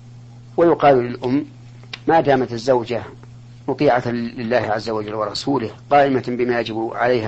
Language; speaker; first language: Arabic; native; Arabic